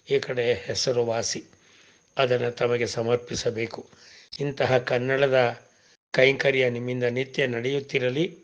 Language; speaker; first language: Kannada; non-native, local second language; Tamil